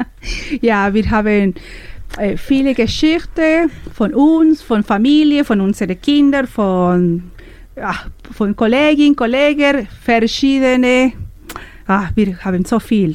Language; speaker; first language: German; non-native, learner; Spanish